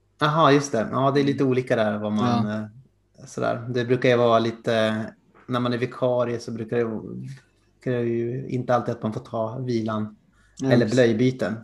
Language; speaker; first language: Swedish; native; Swedish